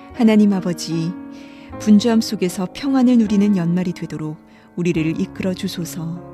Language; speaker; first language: Korean; native; Korean